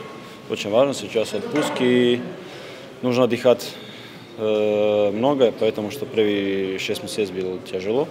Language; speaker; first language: Russian; non-native, learner; Serbian